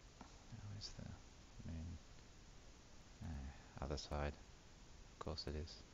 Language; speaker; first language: English; native; English